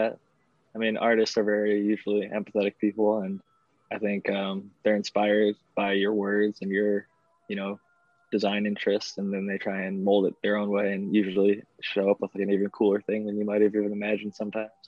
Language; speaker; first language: English; native; English